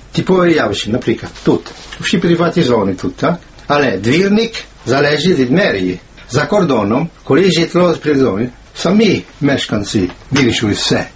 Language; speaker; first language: Ukrainian; non-native, fluent; Swedish